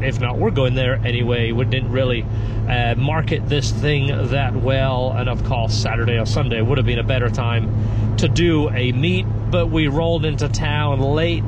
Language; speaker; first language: English; native; English